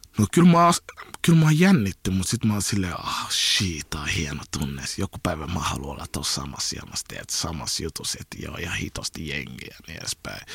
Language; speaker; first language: Finnish; early bilingual, other home language; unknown